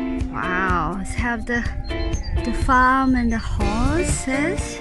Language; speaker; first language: English; non-native, learner; Thai